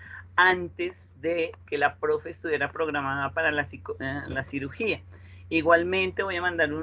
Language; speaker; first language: Spanish; native; Spanish